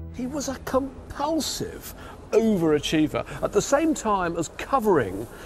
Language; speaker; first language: English; native; English